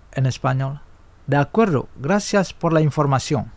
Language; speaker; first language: Spanish; non-native, fluent; Indonesian